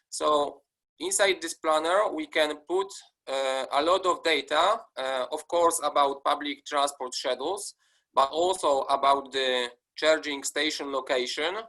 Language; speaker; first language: English; non-native, fluent; Polish